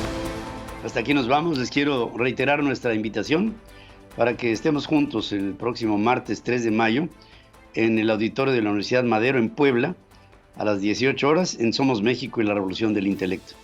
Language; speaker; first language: Spanish; native; Spanish